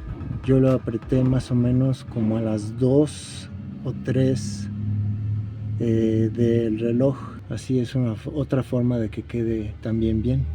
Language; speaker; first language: Spanish; native; Spanish